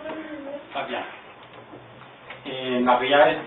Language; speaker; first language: French; non-native, learner; Spanish